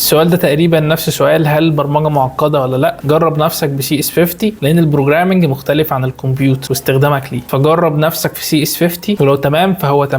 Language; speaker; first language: Arabic; native; Arabic